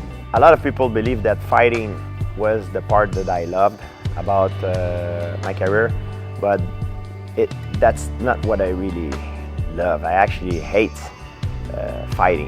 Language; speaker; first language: English; non-native, fluent; French